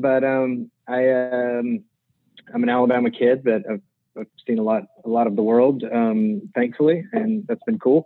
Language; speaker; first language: English; native; English